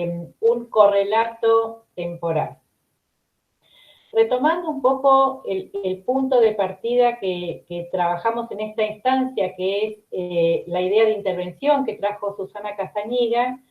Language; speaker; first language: Spanish; native; Spanish